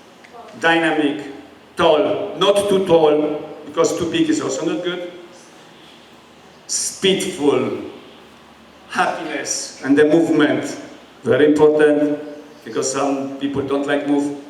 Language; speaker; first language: English; non-native, learner; Polish